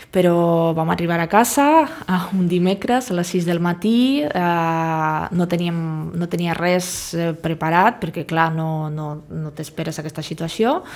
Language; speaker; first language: Catalan; non-native, fluent; Russian